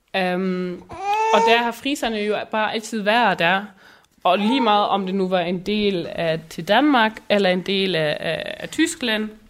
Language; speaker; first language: Danish; non-native, local second language; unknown